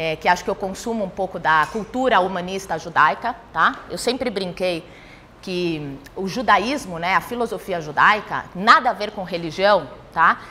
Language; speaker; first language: Portuguese; early bilingual, other home language; Spanish